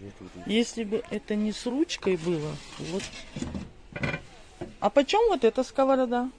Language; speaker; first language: Russian; native; Russian